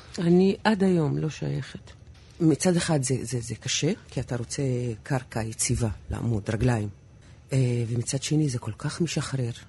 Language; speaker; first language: Hebrew; non-native, local second language; Arabic